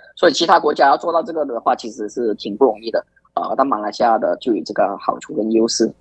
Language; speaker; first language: Chinese; native; Chinese